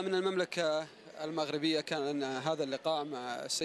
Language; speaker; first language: Arabic; native; Arabic